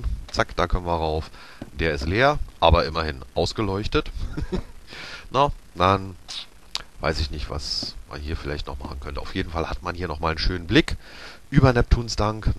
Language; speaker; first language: German; native; German